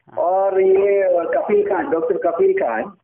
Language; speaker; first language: Hindi; non-native, local second language; Malayalam